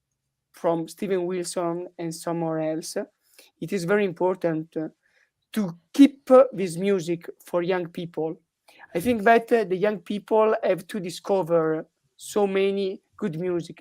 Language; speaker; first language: English; non-native, learner; Italian